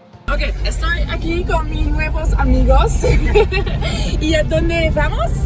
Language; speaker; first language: Spanish; non-native, learner; English